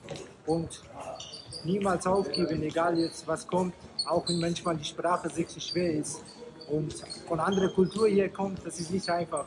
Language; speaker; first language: German; non-native, fluent; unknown